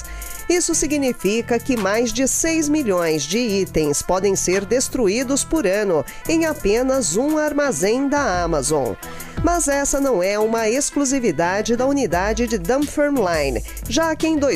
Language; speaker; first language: Portuguese; native; Portuguese